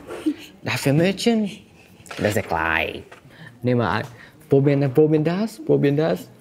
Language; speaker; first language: German; non-native, learner; Vietnamese